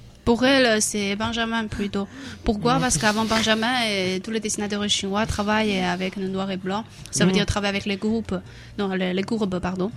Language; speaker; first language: French; non-native, learner; Chinese